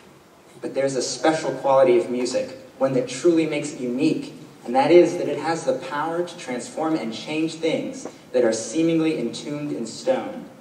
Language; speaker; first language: English; native; English